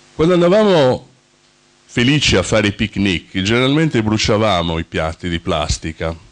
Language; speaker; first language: Italian; native; Italian